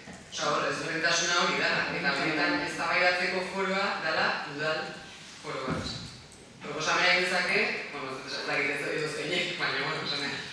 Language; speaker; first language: Basque; native; Basque